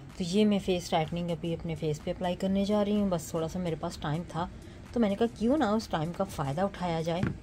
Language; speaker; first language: Urdu; native; Urdu